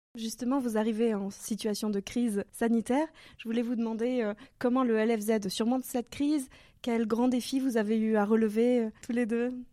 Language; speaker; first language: French; native; French